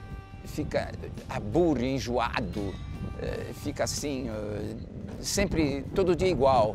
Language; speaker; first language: Portuguese; non-native, fluent; Spanish